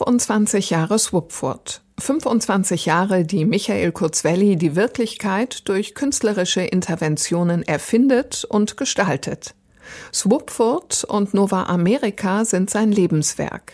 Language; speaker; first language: German; native; German